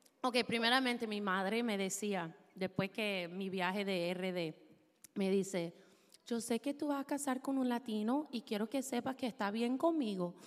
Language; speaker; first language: Spanish; non-native, fluent; English